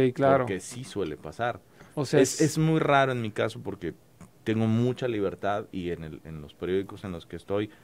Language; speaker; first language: Spanish; native; Spanish